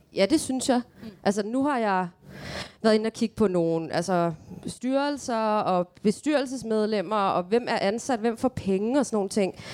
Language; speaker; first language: Danish; early bilingual, other home language; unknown